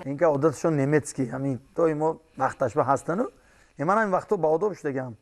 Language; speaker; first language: Tajik; native; Tajik